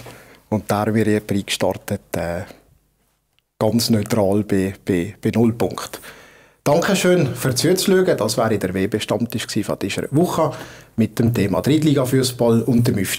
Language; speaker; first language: German; native; German